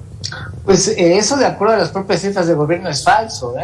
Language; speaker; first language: Spanish; native; Spanish